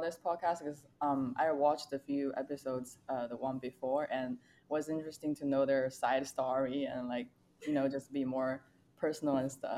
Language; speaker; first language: English; non-native, fluent; Chinese